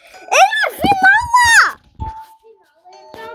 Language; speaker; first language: Bulgarian; non-native, local second language; Turkish